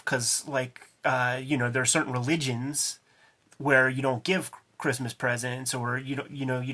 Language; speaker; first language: English; native; English